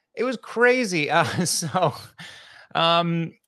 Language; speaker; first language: English; native; English